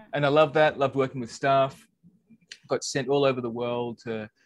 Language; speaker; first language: English; native; English